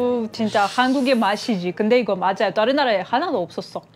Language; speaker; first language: Korean; non-native, learner; Russian